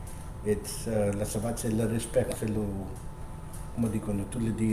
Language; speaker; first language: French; non-native, learner; Spanish